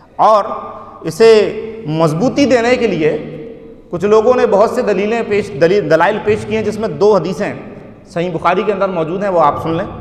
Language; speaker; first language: Urdu; native; Urdu